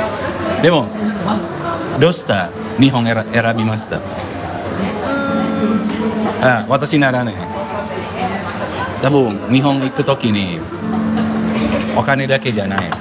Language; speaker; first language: Japanese; non-native, learner; Indonesian